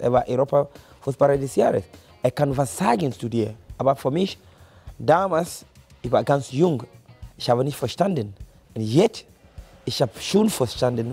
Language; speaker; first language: German; non-native, fluent; Akan